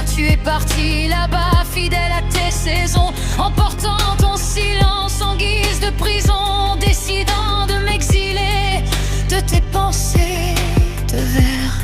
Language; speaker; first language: French; native; French